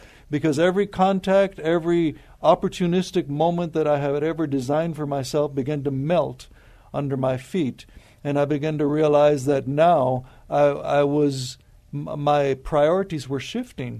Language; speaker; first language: English; native; English